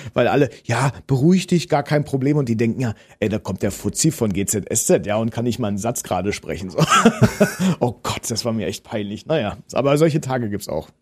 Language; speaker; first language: German; native; German